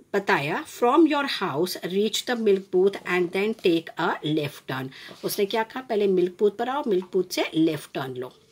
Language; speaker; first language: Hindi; non-native, local second language; Gujarati